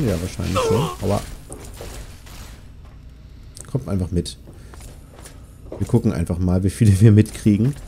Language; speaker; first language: German; native; German